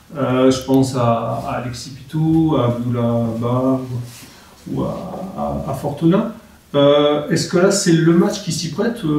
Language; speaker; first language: French; native; French